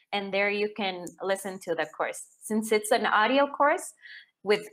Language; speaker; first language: English; non-native, fluent; Spanish